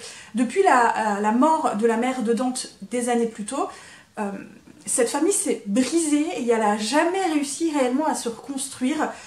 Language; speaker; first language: French; native; French